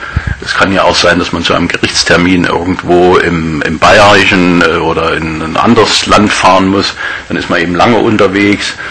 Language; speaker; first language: German; native; German